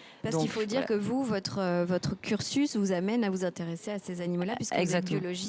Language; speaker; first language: French; native; French